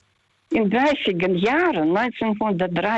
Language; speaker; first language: German; non-native, fluent; Russian